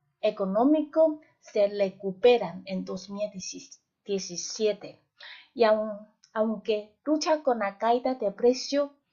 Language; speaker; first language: Spanish; non-native, fluent; Chinese